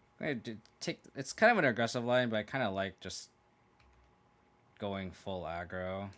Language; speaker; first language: English; native; English